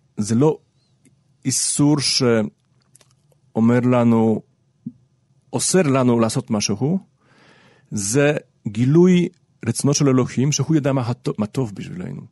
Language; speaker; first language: Hebrew; non-native, fluent; Polish